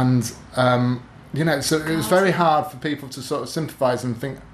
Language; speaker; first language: English; native; English